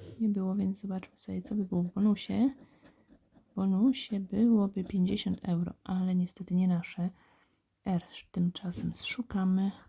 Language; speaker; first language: Polish; native; Polish